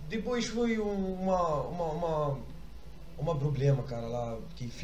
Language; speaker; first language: Portuguese; non-native, learner; Arabic